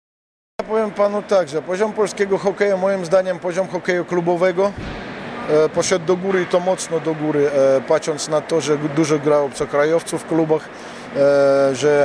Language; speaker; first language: Polish; non-native, fluent; Russian